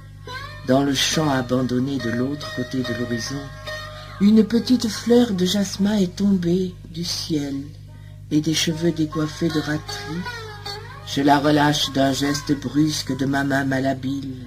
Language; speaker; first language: French; native; French